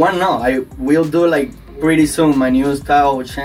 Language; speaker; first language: English; non-native, learner; Spanish